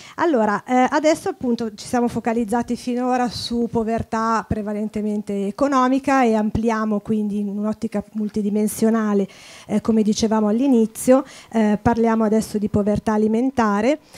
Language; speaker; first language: Italian; native; Italian